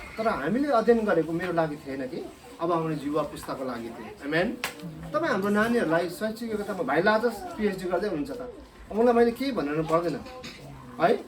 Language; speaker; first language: Nepali; native; Nepali